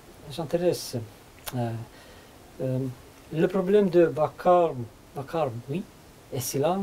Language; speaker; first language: French; non-native, learner; Lithuanian